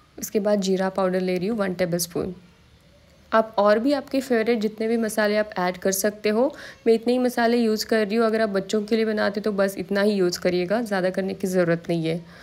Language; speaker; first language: Hindi; non-native, local second language; Marathi